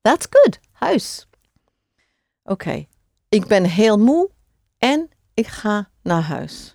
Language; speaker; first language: Dutch; non-native, fluent; English